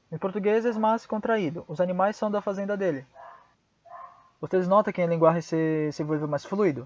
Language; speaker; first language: Portuguese; non-native, fluent; Spanish